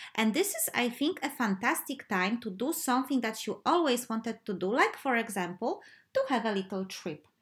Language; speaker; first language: English; non-native, fluent; Polish